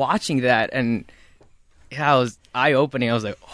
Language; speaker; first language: English; non-native, fluent; Khmer